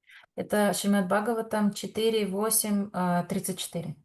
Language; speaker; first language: Russian; native; Russian